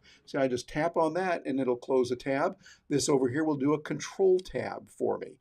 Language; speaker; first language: English; native; English